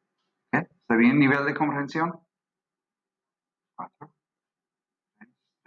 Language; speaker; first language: Spanish; non-native, fluent; English